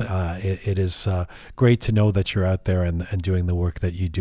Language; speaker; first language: English; early bilingual, other home language; Persian